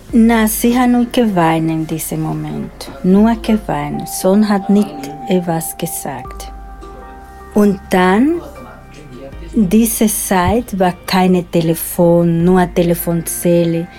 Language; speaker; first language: German; non-native, fluent; Spanish